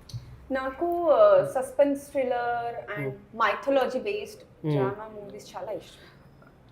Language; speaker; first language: Telugu; non-native, fluent; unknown